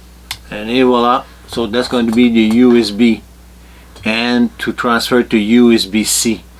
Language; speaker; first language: English; non-native, fluent; French